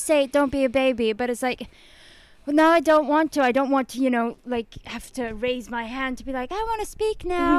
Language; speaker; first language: English; non-native, fluent; Swedish